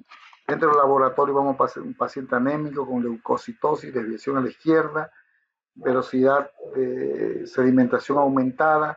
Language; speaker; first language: Spanish; native; Spanish